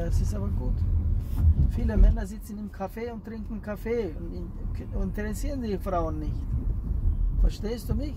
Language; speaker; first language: German; non-native, fluent; Turkish